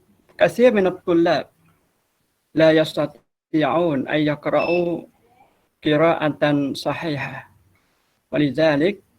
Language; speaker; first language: Arabic; non-native, fluent; Malay